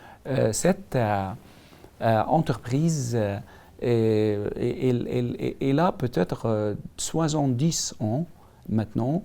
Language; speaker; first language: French; non-native, learner; Arabic